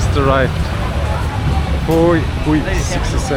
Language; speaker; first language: English; non-native, fluent; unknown